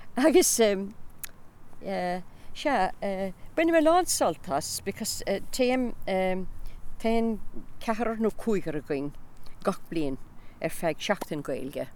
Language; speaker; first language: Irish; non-native, local second language; English